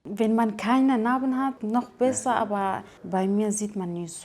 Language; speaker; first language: German; non-native, fluent; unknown